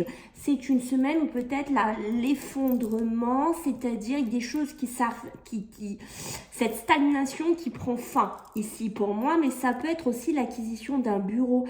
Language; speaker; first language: French; native; French